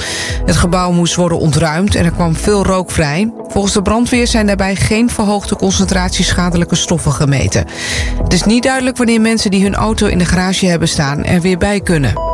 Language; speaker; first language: Dutch; native; Dutch